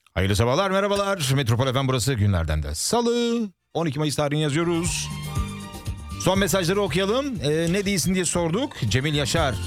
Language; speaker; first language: Turkish; early bilingual, heritage; Turkish